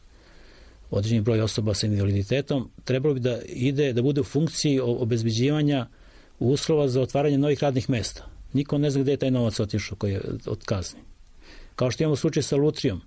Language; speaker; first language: Serbian; native; Serbian